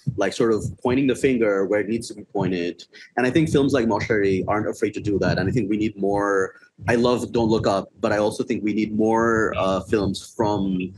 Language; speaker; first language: English; non-native, local second language; Bangla